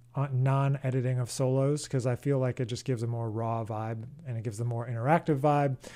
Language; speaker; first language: English; native; English